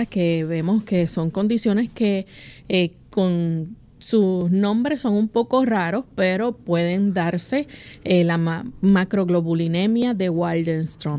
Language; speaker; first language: Spanish; native; Spanish